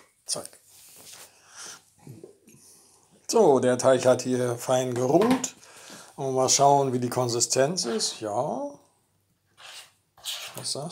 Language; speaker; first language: German; native; German